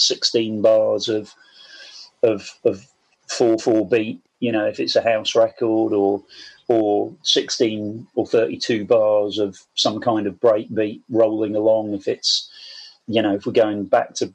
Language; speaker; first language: English; native; English